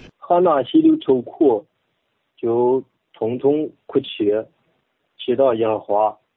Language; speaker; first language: Chinese; native; Chinese